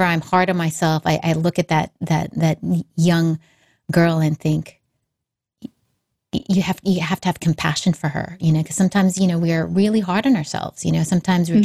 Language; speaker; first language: English; native; English